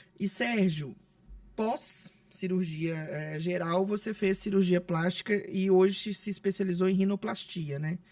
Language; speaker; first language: Portuguese; native; Portuguese